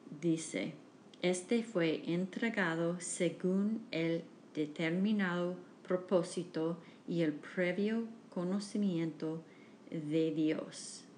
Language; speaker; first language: Spanish; non-native, learner; English